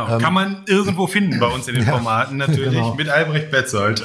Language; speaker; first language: German; native; German